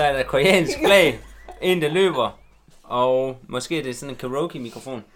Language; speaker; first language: Danish; native; Danish